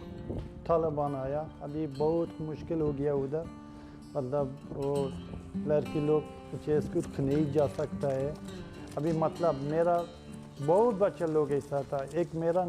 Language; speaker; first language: Hindi; non-native, learner; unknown